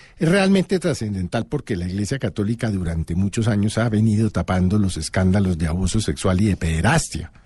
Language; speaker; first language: Spanish; native; Spanish